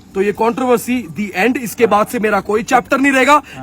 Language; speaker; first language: Hindi; native; Hindi